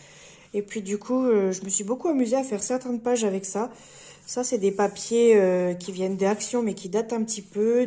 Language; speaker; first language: French; native; French